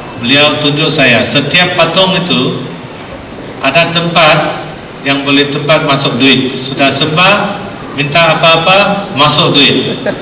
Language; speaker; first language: Malay; non-native, local second language; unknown